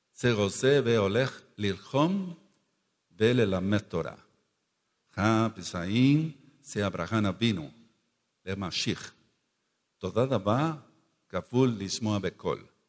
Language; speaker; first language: Hebrew; non-native, learner; Spanish